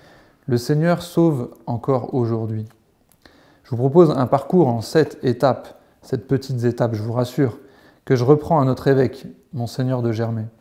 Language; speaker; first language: French; native; French